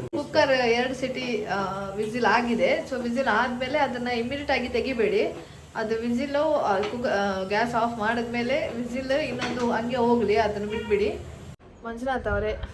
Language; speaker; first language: Kannada; non-native, local second language; Tulu